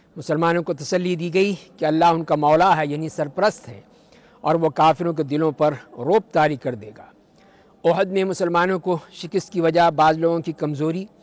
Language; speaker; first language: Urdu; native; Urdu